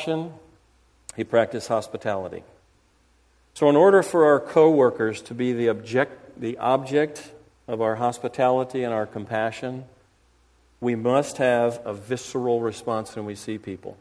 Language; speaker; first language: English; native; English